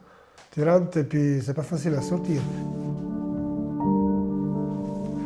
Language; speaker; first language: French; non-native, learner; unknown